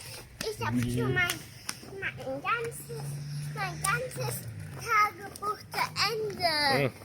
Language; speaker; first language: German; early bilingual, other home language; English